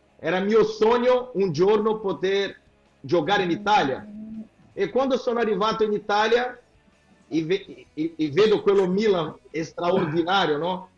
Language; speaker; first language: Italian; non-native, fluent; Portuguese